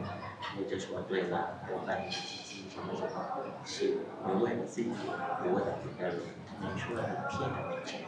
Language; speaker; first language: Chinese; non-native, learner; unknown